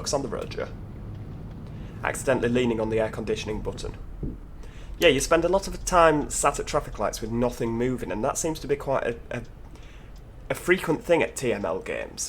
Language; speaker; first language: English; native; English